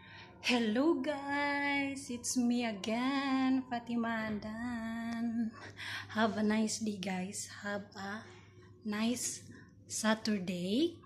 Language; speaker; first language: English; non-native, learner; Filipino